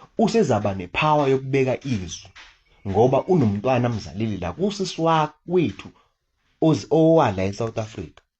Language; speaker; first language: Zulu; native; Zulu